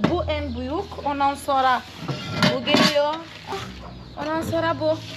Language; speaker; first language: Turkish; non-native, fluent; Portuguese